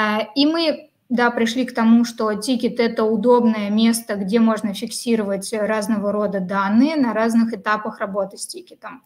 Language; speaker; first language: Russian; native; Russian